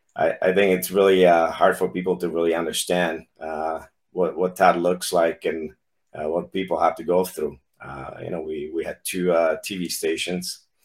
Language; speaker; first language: English; non-native, fluent; Czech